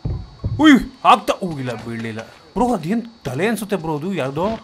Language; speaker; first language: Kannada; native; Kannada